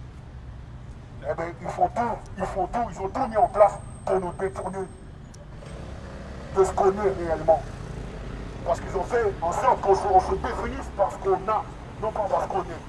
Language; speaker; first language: French; native; French